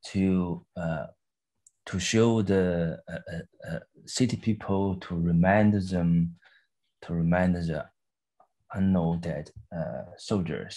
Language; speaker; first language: English; non-native, fluent; Chinese